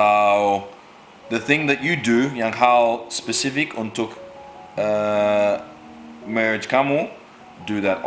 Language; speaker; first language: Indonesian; non-native, learner; English